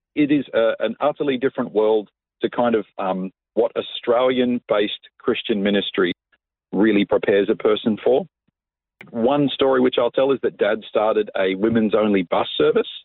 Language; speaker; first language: English; native; English